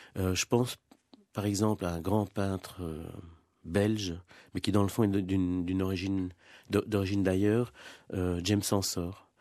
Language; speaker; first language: French; non-native, fluent; Spanish